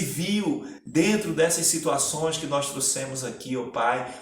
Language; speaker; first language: Portuguese; native; Portuguese